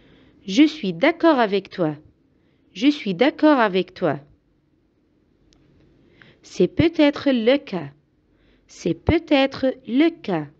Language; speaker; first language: French; non-native, fluent; Arabic